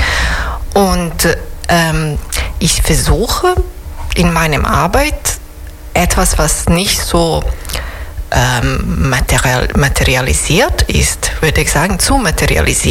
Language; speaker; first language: German; non-native, fluent; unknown